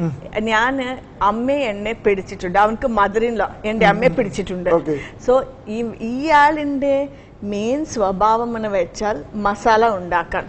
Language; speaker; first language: Malayalam; non-native, learner; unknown